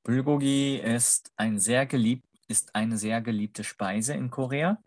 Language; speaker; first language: German; non-native, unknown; Korean